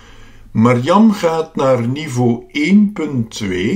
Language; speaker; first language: Dutch; non-native, fluent; Russian